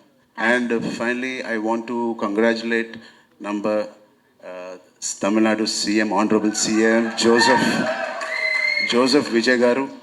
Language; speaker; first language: Tamil; non-native, local second language; Telugu